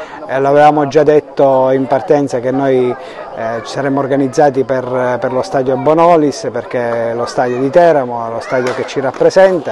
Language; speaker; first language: Italian; native; Italian